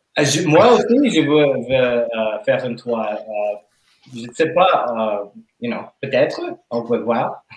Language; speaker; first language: French; non-native, learner; English